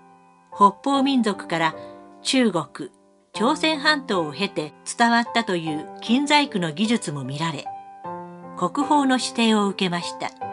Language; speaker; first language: Japanese; native; Japanese